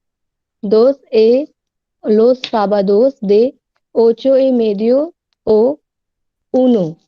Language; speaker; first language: Spanish; non-native, learner; Hindi